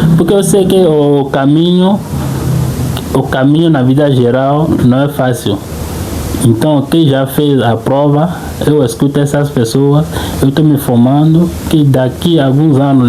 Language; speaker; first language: Portuguese; non-native, fluent; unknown